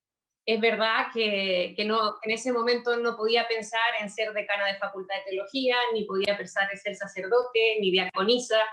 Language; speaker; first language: Spanish; native; Spanish